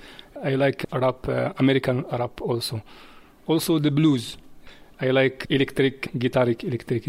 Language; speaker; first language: English; non-native, learner; Arabic